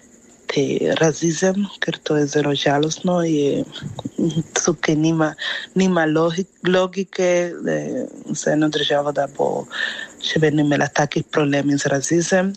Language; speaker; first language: Slovenian; non-native, fluent; Spanish